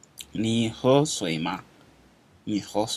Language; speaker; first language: Chinese; non-native, learner; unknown